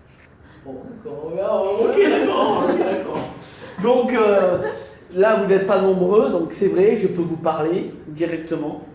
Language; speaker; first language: French; non-native, fluent; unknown